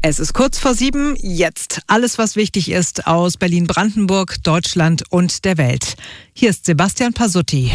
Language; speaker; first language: German; native; German